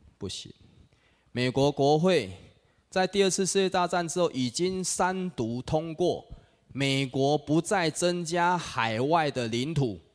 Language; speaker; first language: Chinese; native; Chinese